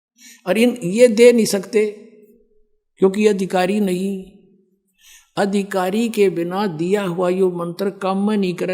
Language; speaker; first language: Hindi; native; Hindi